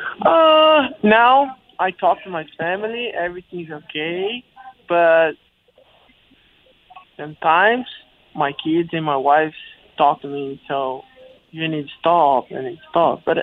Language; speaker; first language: English; non-native, learner; Portuguese